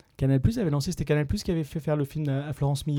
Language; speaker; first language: French; native; French